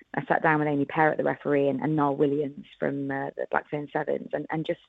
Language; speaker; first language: English; native; English